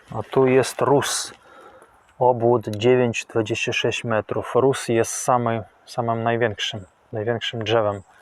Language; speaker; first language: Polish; non-native, fluent; Russian